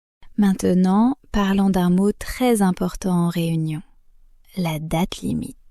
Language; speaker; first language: French; native; French